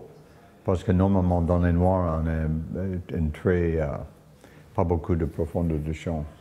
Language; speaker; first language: French; non-native, fluent; English